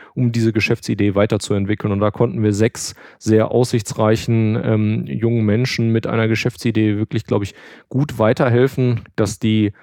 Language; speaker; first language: German; native; German